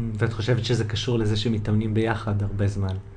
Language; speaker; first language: Hebrew; native; Hebrew